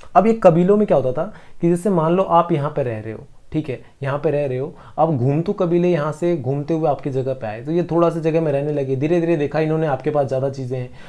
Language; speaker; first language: Hindi; native; Hindi